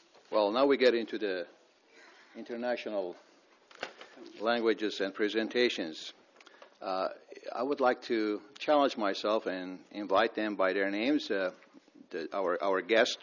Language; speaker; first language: English; native; English